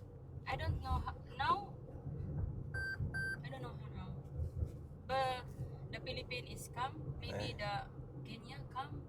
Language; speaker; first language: English; non-native, learner; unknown